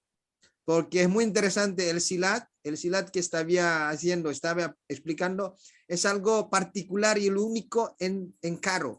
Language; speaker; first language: Spanish; non-native, fluent; Indonesian